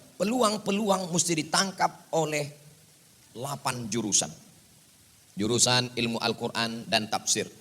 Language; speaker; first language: Indonesian; native; Indonesian